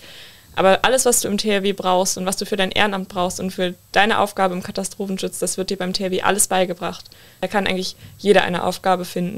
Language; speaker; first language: German; native; German